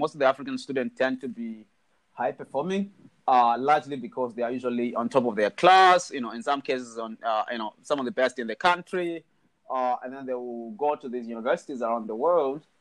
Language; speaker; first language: English; non-native, local second language; Shona